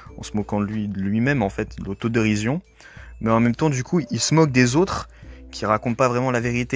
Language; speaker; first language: French; native; French